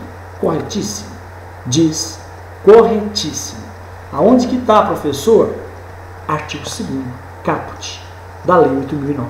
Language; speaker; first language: Portuguese; native; Portuguese